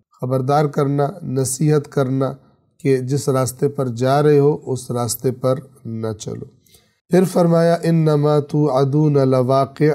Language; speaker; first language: Urdu; native; Urdu